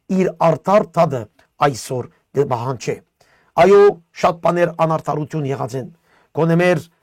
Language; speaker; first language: Armenian; early bilingual, heritage; Armenian